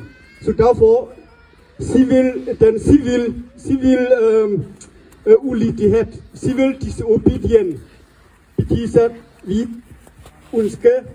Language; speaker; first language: Danish; non-native, learner; Burmese